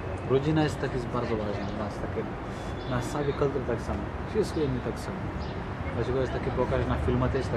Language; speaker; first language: Polish; non-native, learner; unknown